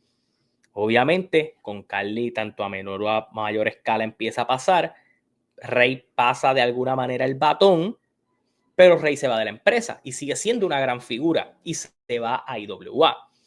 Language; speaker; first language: Spanish; native; Spanish